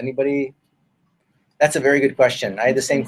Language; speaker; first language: English; native; English